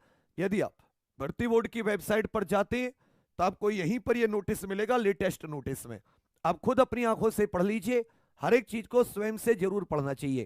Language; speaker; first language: Hindi; native; Hindi